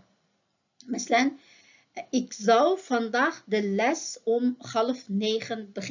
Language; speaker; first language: Dutch; non-native, fluent; Uyghur